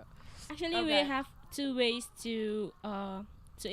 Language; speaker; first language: English; non-native, learner; Indonesian